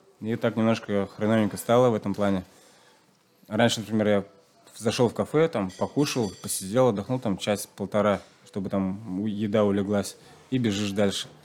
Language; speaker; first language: Russian; non-native, local second language; Chuvash